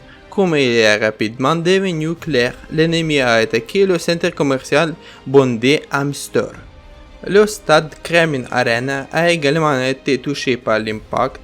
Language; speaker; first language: French; non-native, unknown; Ukrainian